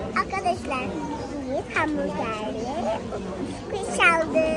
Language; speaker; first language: Turkish; early bilingual, heritage; Turkish